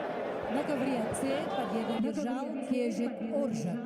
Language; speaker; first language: Russian; non-native, local second language; Yakut